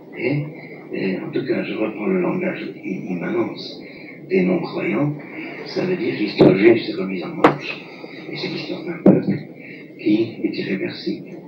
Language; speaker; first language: French; non-native, local second language; Arabic